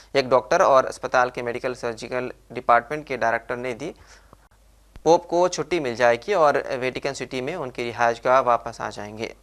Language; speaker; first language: Urdu; native; Urdu